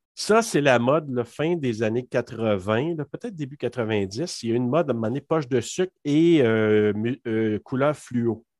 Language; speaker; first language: French; native; French